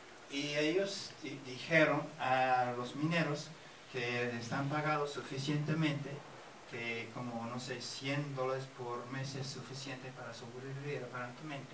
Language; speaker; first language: Spanish; non-native, fluent; English